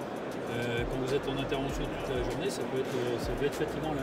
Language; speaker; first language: French; native; French